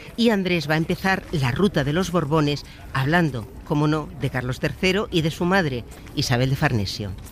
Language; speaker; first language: Spanish; native; Spanish